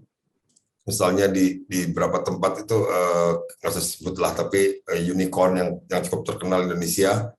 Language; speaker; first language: Indonesian; native; Indonesian